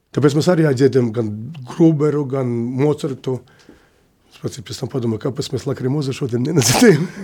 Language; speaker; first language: Latvian; non-native, local second language; Russian